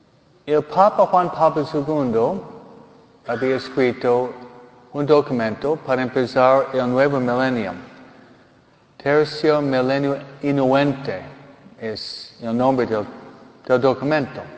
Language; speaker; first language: Spanish; non-native, fluent; English